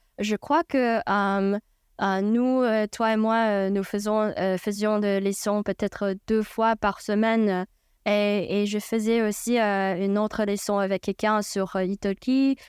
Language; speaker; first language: French; non-native, fluent; Chinese